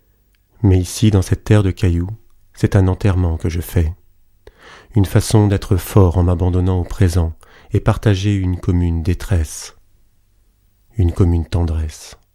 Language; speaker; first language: French; native; French